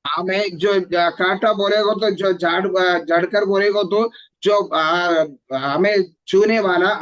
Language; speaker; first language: Hindi; non-native, local second language; Malayalam